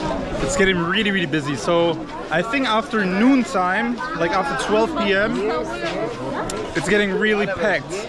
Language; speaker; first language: English; non-native, fluent; Turkish